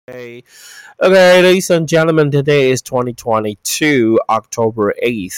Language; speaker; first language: English; non-native, fluent; Chinese